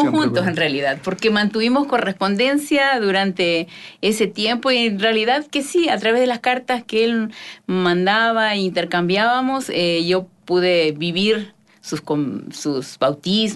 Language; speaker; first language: Spanish; native; Spanish